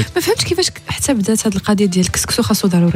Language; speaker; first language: Arabic; native; Arabic